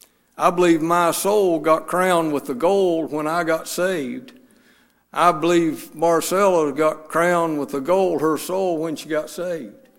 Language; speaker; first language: English; native; English